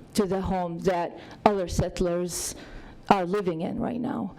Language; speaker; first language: English; non-native, fluent; Arabic